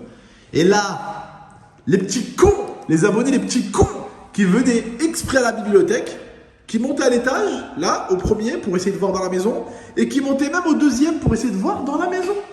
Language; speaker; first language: French; native; French